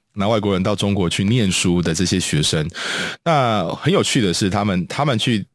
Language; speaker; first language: Chinese; native; Chinese